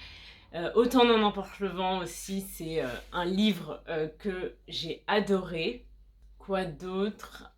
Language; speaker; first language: French; native; French